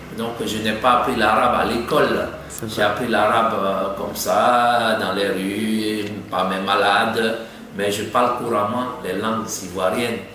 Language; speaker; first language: French; native; French